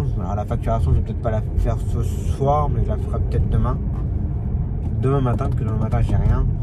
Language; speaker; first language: French; native; French